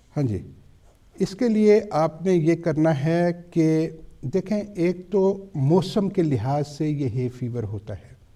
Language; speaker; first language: Urdu; native; Urdu